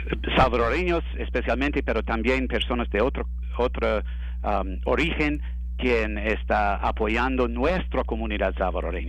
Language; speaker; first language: Spanish; non-native, learner; English